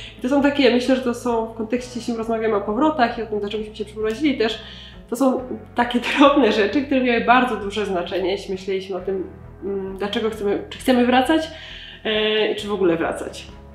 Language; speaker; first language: Polish; native; Polish